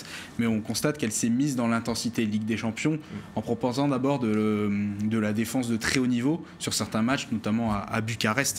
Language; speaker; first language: French; native; French